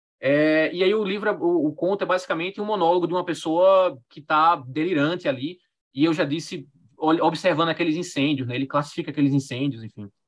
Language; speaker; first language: Portuguese; native; Portuguese